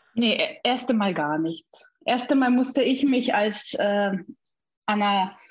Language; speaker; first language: German; non-native, fluent; Russian